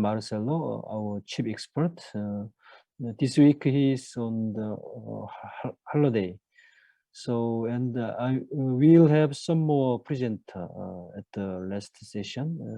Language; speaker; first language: English; non-native, learner; Korean